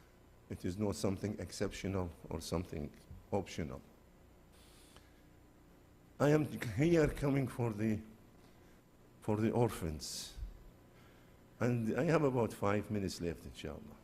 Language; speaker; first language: English; non-native, fluent; Arabic